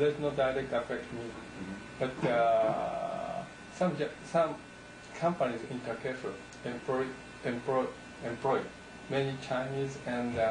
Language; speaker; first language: English; non-native, learner; Japanese